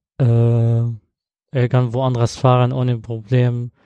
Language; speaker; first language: German; non-native, learner; Arabic